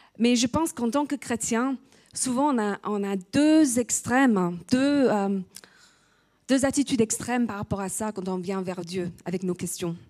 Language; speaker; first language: French; non-native, fluent; English